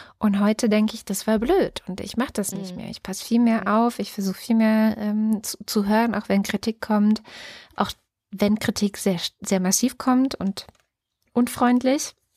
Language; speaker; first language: German; native; German